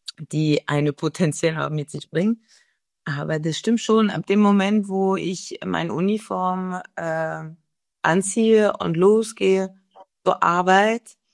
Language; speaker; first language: German; non-native, fluent; French